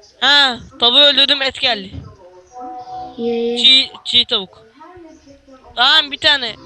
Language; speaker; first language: Turkish; native; Turkish